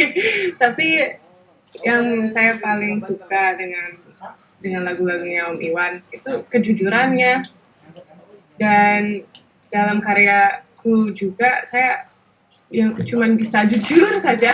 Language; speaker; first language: Indonesian; non-native, local second language; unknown